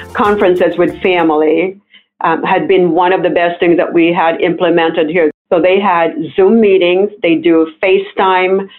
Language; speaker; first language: English; non-native, local second language; Filipino